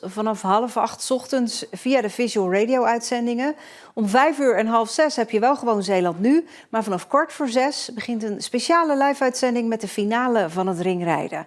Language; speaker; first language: Dutch; native; Dutch